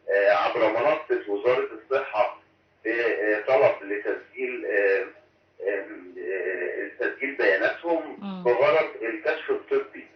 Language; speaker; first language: Arabic; native; Arabic